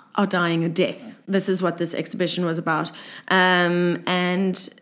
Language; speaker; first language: English; native; English